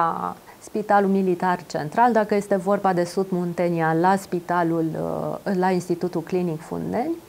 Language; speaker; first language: Romanian; native; Romanian